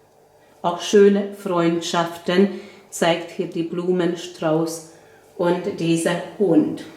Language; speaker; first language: German; non-native, fluent; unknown